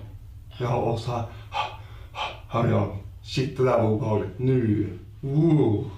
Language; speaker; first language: Swedish; native; Swedish